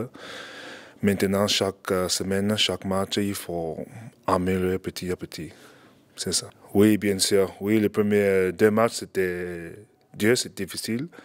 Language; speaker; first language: French; non-native, fluent; English